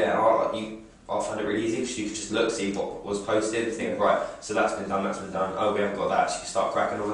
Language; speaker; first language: English; native; English